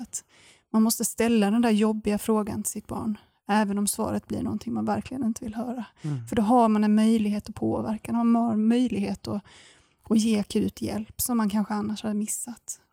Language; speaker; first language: Swedish; native; Swedish